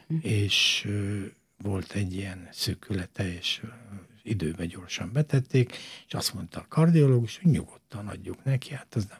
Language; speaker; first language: Hungarian; native; Hungarian